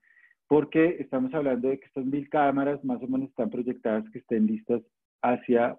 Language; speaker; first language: Spanish; native; Spanish